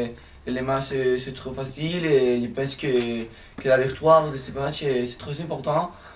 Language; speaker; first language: French; non-native, learner; Spanish